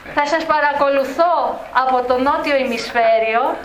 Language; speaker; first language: Greek; native; Greek